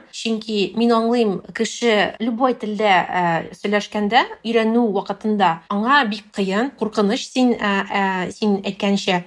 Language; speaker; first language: Tatar; non-native, local second language; Russian